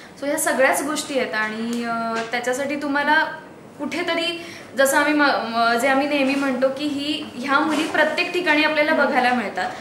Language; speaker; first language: Marathi; native; Marathi